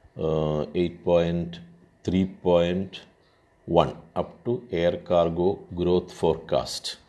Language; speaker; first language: English; non-native, local second language; Malayalam